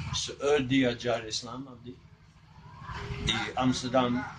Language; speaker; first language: Sundanese; non-native, learner; Dutch